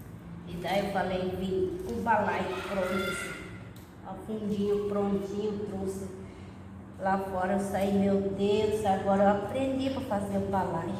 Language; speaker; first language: Portuguese; non-native, local second language; Guarani